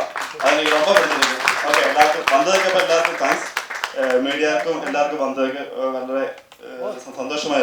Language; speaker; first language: Tamil; non-native, learner; Malayalam